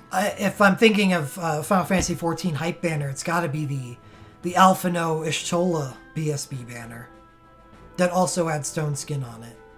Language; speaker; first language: English; native; English